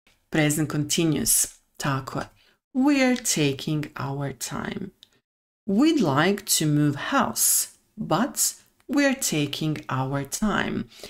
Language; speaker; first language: English; non-native, fluent; Serbian